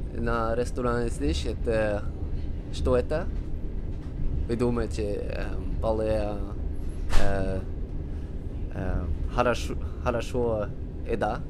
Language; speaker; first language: Russian; non-native, learner; Swedish